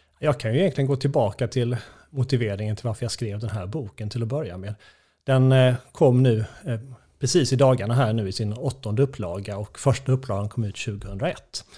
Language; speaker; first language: Swedish; native; Swedish